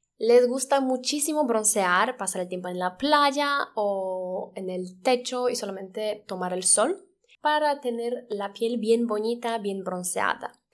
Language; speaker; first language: Spanish; non-native, fluent; Polish